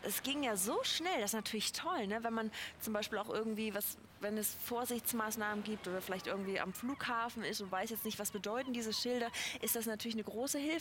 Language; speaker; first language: German; native; German